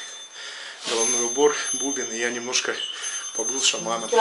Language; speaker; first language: Russian; native; Russian